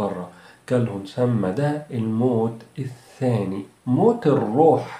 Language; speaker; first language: Arabic; native; Arabic